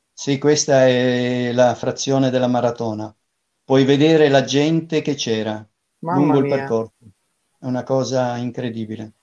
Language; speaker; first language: Italian; native; Italian